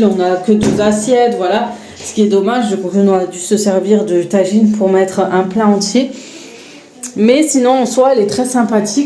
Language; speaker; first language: French; native; French